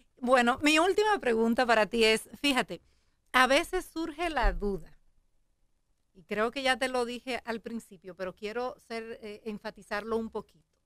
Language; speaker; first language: Spanish; native; Spanish